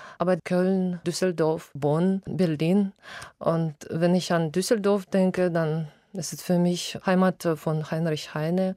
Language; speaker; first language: German; non-native, fluent; Russian